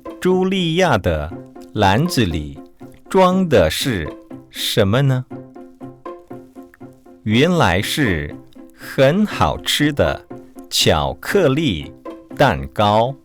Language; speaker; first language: Chinese; non-native, fluent; Korean